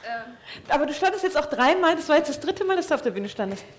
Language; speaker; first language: German; native; German